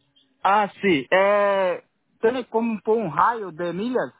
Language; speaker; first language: Spanish; non-native, learner; Portuguese